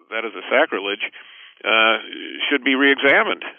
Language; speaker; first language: English; native; English